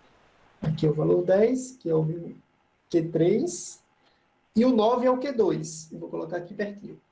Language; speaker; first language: Portuguese; native; Portuguese